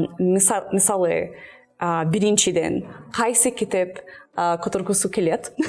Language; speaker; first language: Kyrgyz; non-native, learner; English